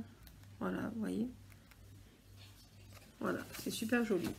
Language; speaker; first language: French; native; French